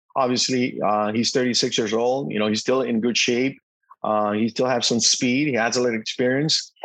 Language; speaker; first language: English; non-native, fluent; Spanish